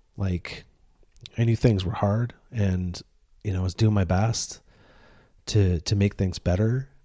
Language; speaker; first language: English; native; English